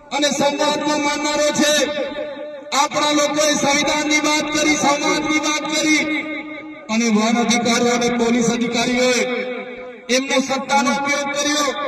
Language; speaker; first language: Gujarati; non-native, local second language; Vasavi